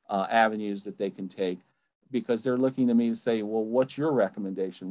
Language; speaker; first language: English; native; English